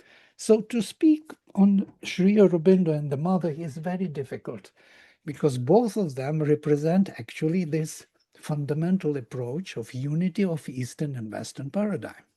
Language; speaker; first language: English; non-native, fluent; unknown